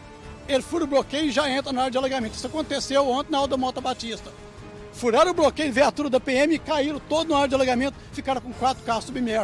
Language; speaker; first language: Portuguese; native; Portuguese